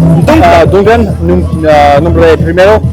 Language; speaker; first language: Spanish; non-native, learner; English